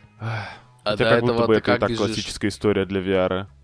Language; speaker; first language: Russian; native; Russian